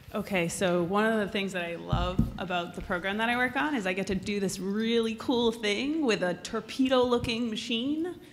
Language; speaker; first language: English; native; English